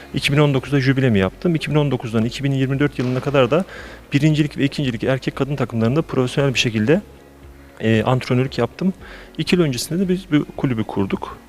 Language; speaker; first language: Turkish; native; Turkish